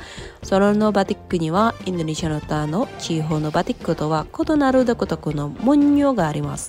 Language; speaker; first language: Japanese; non-native, fluent; Indonesian